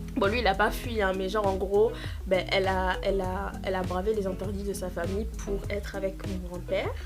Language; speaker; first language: French; native; French